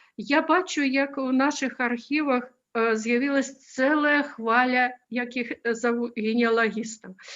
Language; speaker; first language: Belarusian; non-native, local second language; Russian